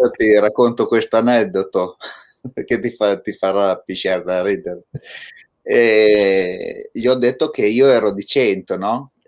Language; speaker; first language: Italian; native; Italian